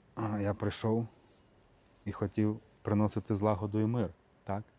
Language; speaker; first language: Ukrainian; native; Ukrainian